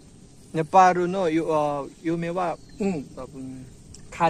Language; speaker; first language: Japanese; non-native, learner; Nepali